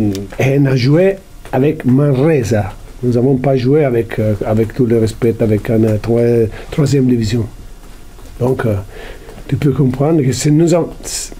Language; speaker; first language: French; non-native, learner; Italian